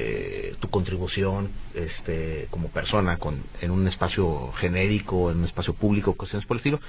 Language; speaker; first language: Spanish; native; Spanish